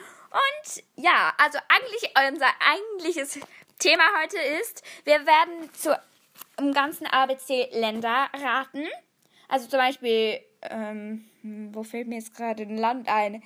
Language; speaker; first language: German; native; German